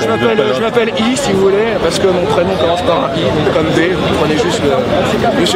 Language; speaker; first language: French; native; French